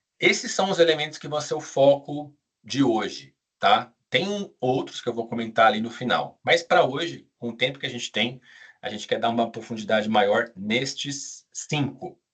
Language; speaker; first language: Portuguese; native; Portuguese